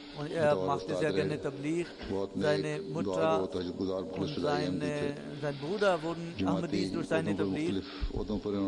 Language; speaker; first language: German; non-native, fluent; Urdu